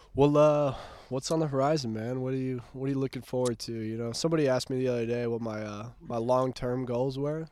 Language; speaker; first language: English; native; English